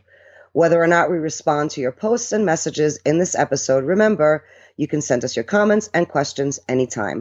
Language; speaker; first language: English; early bilingual, other home language; Italian